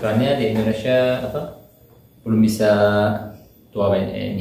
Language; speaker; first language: Indonesian; non-native, learner; Turkish